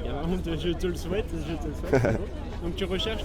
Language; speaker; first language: French; native; French